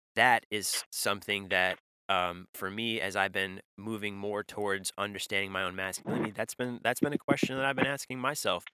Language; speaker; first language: English; native; English